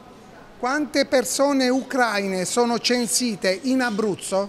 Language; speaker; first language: Italian; native; Italian